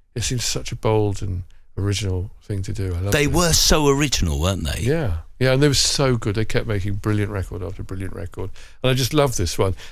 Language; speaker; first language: English; native; English